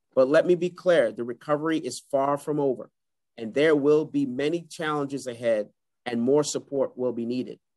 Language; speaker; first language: English; native; English